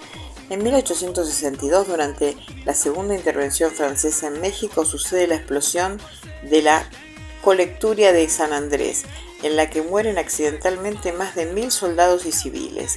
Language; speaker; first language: Spanish; native; Spanish